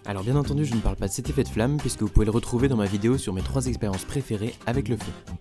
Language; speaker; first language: French; native; French